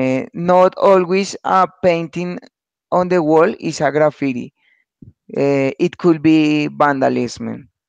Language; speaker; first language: English; non-native, learner; Spanish